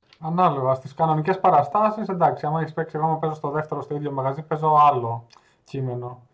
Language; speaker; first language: Greek; native; Greek